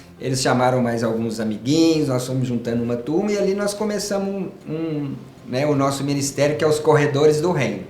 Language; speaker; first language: Portuguese; native; Portuguese